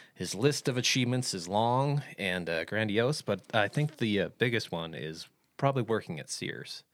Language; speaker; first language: English; native; English